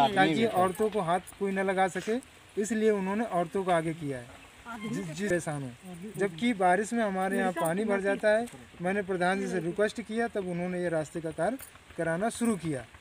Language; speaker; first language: Hindi; native; Hindi